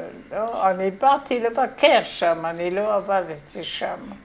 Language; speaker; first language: Hebrew; non-native, fluent; French